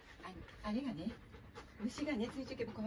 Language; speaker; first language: Japanese; native; Japanese